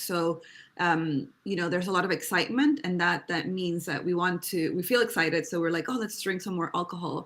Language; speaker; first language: English; native; English